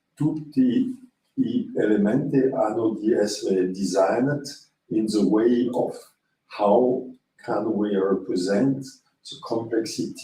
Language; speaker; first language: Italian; non-native, learner; French